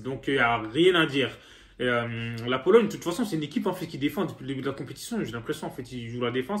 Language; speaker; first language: French; native; French